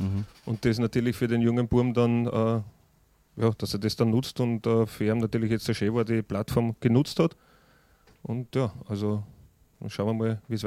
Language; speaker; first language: German; native; German